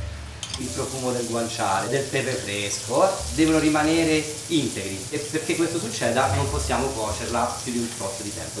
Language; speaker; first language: Italian; native; Italian